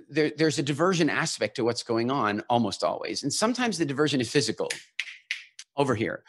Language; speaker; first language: English; native; English